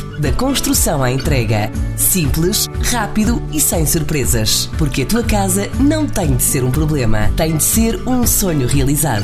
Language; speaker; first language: Portuguese; native; Portuguese